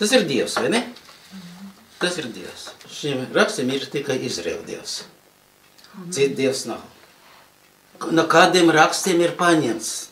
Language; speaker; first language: Latvian; non-native, local second language; Russian